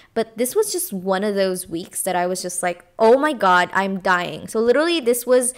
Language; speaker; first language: English; non-native, local second language; Filipino